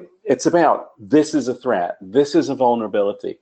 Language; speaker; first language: English; native; English